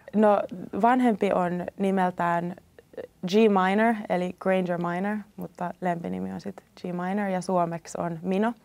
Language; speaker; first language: Finnish; native; Finnish